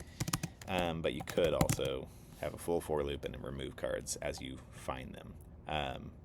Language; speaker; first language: English; native; English